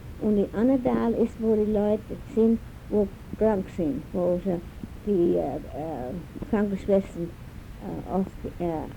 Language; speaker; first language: German; early bilingual, heritage; German